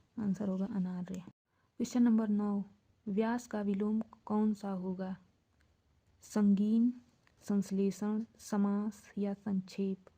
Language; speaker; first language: Hindi; native; Hindi